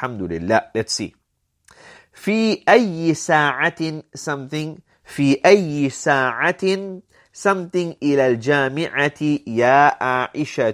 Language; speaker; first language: Arabic; non-native, fluent; English